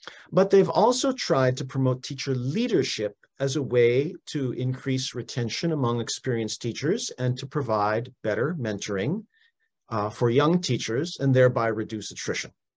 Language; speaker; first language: English; native; English